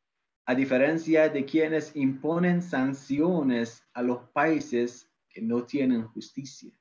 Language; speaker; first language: Spanish; non-native, fluent; Persian